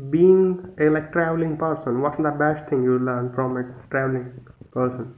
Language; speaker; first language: English; non-native, local second language; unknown